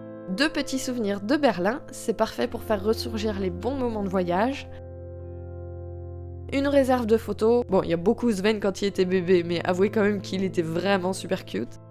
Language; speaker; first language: French; native; French